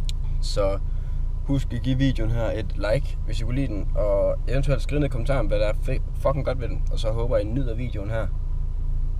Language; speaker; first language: Danish; native; Danish